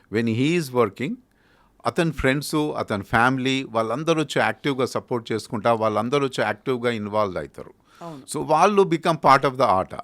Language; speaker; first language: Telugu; native; Telugu